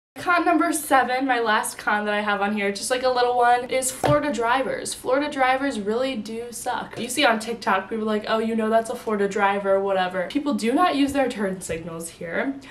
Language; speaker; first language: English; native; English